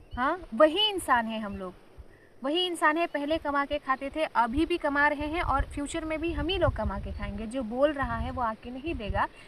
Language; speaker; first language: Hindi; non-native, local second language; Sadri